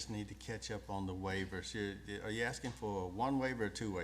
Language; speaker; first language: English; native; English